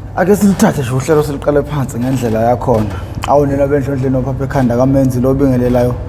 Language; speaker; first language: Zulu; native; Zulu